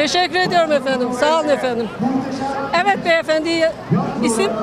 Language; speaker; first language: Turkish; native; Turkish